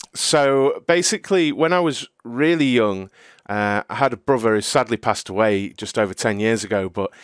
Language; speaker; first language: English; native; English